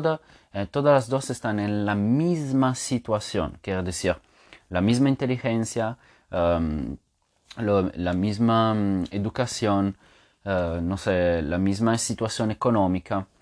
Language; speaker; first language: Spanish; non-native, fluent; Italian